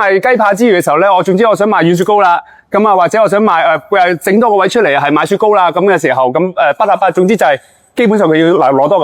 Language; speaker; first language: Cantonese; native; Cantonese